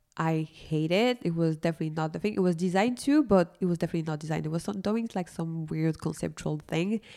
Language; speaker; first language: English; non-native, fluent; French